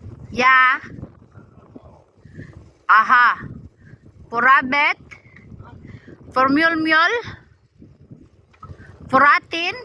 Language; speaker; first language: German; non-native, learner; Cebuano